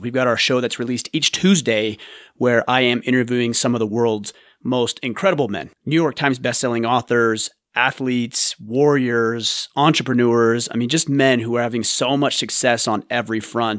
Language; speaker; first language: English; native; English